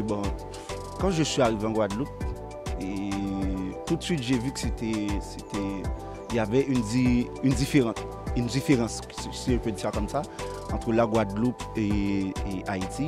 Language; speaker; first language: French; non-native, local second language; Haitian Creole